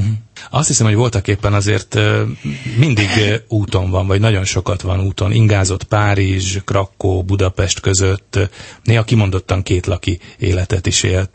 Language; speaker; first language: Hungarian; native; Hungarian